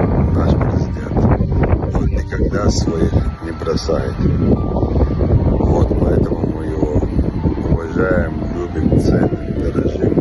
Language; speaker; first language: Russian; non-native, local second language; Chechen